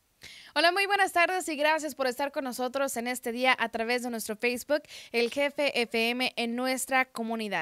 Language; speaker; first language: Spanish; native; Spanish